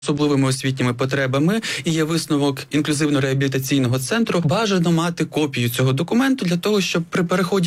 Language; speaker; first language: Ukrainian; native; Ukrainian